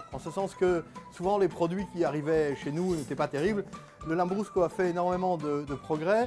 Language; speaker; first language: French; native; French